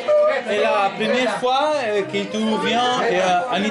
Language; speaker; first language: French; non-native, fluent; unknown